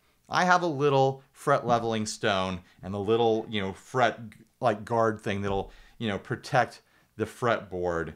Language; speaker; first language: English; native; English